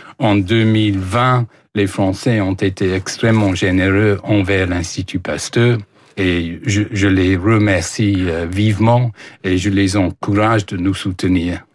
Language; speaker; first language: French; non-native, fluent; English